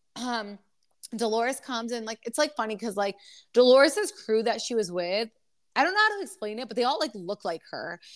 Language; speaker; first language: English; native; English